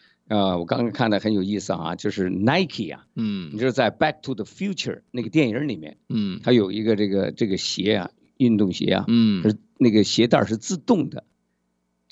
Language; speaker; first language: Chinese; native; Chinese